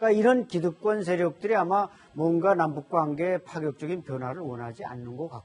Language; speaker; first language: Korean; native; Korean